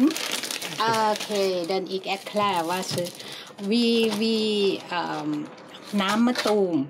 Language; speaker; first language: German; non-native, learner; Thai